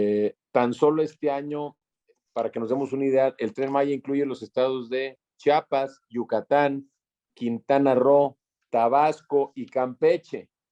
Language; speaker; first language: Spanish; native; Spanish